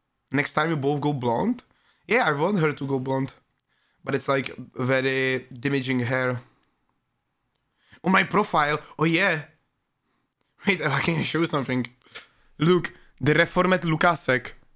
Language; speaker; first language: English; non-native, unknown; Czech